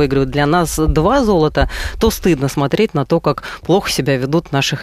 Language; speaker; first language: Russian; native; Russian